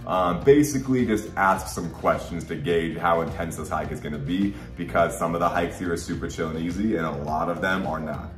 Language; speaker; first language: English; native; English